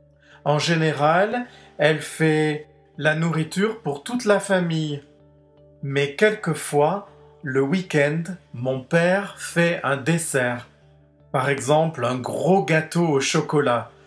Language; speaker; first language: French; non-native, fluent; English